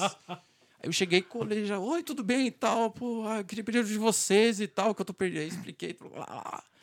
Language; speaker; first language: Portuguese; native; Portuguese